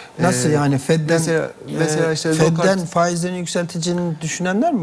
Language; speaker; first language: Turkish; native; Turkish